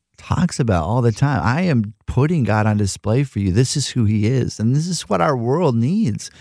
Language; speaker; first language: English; native; English